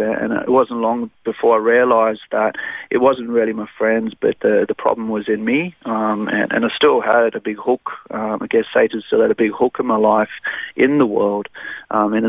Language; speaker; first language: English; native; English